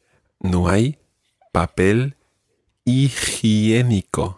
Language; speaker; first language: Spanish; non-native, fluent; English